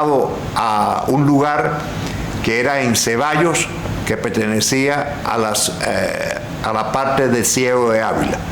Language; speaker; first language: Spanish; native; Spanish